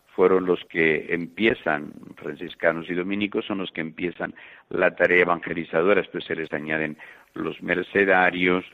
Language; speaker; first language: Spanish; native; Spanish